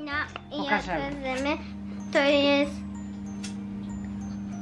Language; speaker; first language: Polish; early bilingual, heritage; Polish